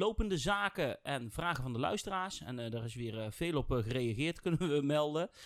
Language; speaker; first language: Dutch; native; Dutch